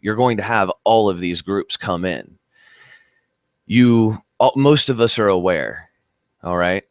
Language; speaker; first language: English; native; English